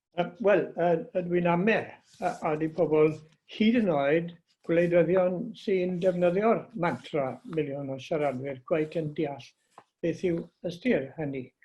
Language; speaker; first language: Welsh; native; Welsh